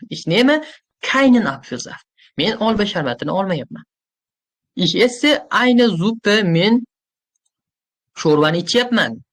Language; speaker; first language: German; non-native, fluent; Uzbek